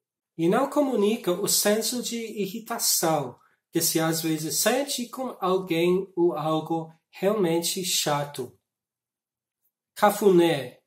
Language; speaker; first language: Portuguese; non-native, fluent; English